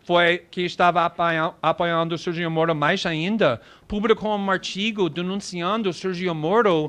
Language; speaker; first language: Portuguese; non-native, fluent; English